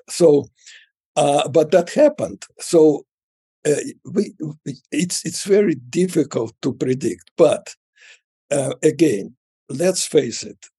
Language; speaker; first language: English; non-native, fluent; Russian